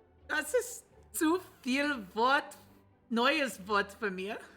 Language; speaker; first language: German; non-native, learner; English